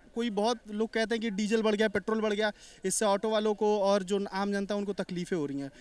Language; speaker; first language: Hindi; native; Hindi